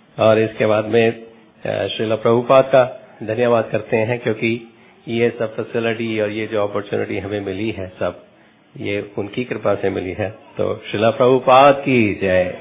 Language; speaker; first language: Hindi; native; Hindi